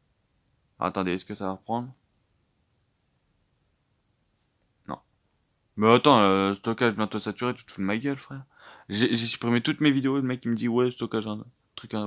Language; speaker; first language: French; native; French